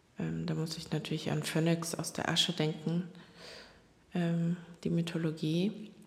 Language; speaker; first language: German; non-native, fluent; Korean